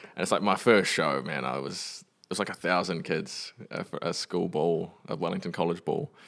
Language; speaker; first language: English; native; English